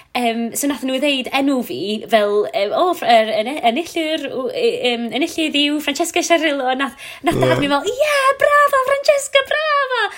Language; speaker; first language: Welsh; non-native, local second language; English